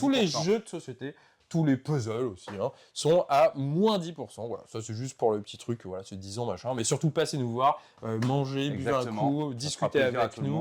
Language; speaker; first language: French; native; French